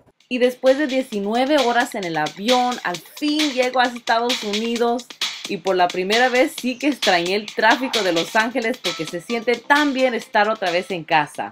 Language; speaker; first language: Spanish; early bilingual, other home language; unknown